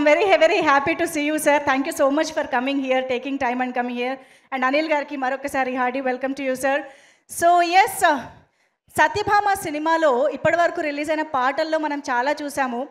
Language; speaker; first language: Telugu; native; Telugu